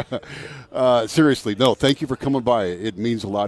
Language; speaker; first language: English; native; English